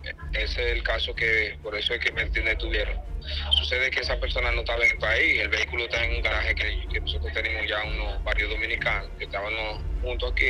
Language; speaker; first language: Spanish; native; Spanish